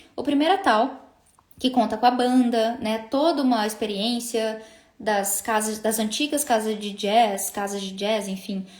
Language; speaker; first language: Portuguese; native; Portuguese